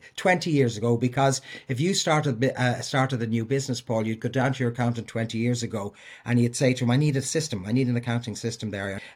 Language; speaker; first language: English; native; English